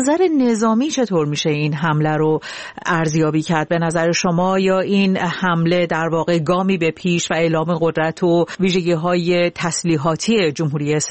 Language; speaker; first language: Persian; native; Persian